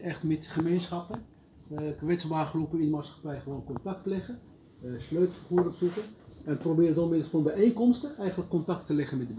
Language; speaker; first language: Dutch; early bilingual, other home language; Arabic